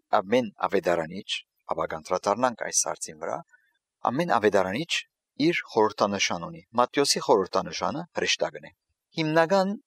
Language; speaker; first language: Armenian; early bilingual, heritage; Armenian